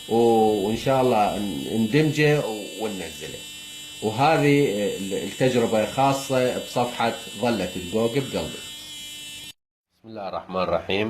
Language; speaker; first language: Arabic; native; Arabic